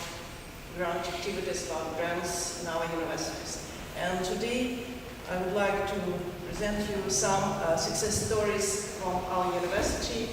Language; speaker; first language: English; non-native, learner; Ukrainian